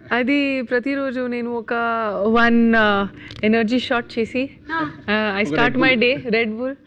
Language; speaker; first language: Telugu; non-native, local second language; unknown